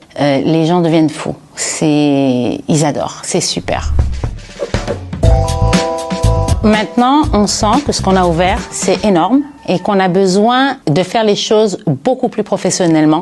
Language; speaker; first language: French; native; French